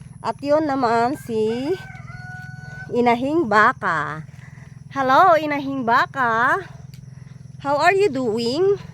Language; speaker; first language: Filipino; non-native, local second language; Iloko